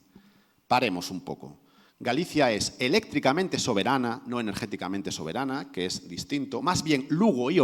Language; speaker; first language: Spanish; native; Spanish